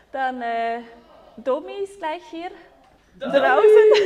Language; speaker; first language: German; native; German